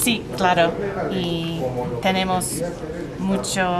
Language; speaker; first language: Spanish; non-native, learner; English